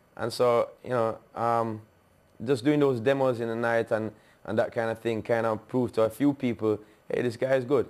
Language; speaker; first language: English; native; English